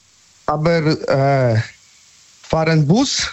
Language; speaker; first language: German; non-native, learner; Polish